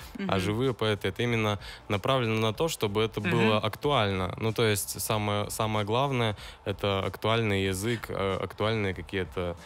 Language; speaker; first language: Russian; native; Russian